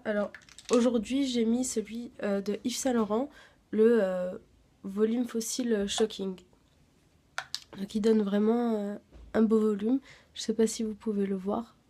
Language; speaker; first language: French; native; French